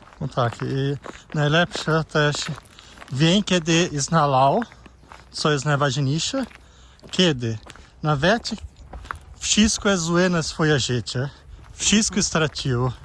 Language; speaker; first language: Polish; non-native, learner; Portuguese